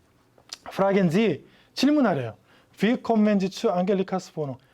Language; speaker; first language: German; non-native, fluent; Korean